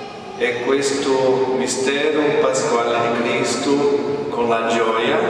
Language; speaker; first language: Italian; non-native, fluent; Portuguese